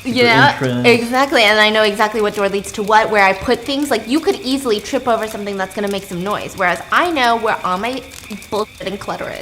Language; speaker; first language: English; native; English